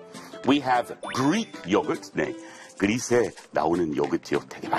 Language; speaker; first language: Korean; non-native, fluent; English